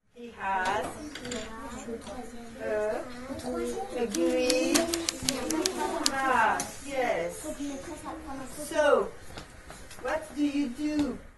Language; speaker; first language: English; non-native, fluent; French